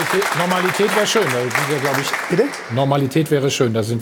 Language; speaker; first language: German; native; German